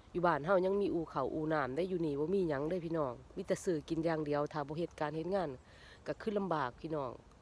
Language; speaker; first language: Thai; native; Thai